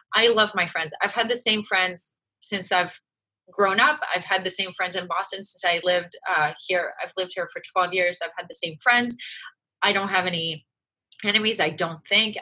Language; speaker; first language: English; early bilingual, other home language; French